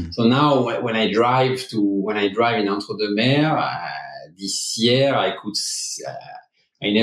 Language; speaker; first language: English; non-native, fluent; French